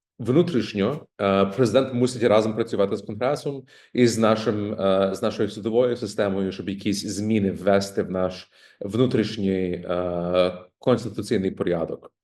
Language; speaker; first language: Ukrainian; early bilingual, heritage; Ukrainian